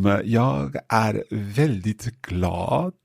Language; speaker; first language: Swedish; non-native, learner; English